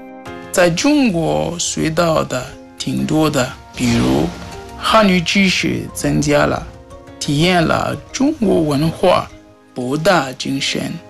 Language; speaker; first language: Chinese; non-native, fluent; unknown